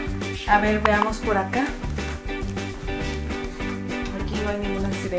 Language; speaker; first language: Spanish; native; Spanish